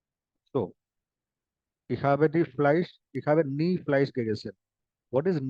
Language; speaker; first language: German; non-native, fluent; Hindi